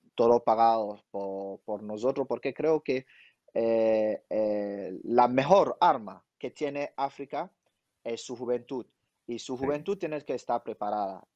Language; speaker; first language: Spanish; non-native, fluent; French